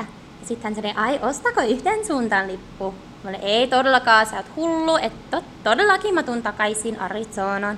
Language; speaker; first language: Finnish; early bilingual, heritage; English